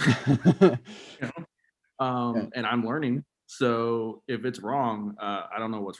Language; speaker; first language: English; native; English